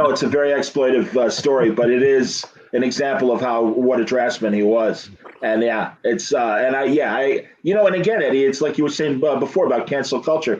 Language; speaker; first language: English; native; English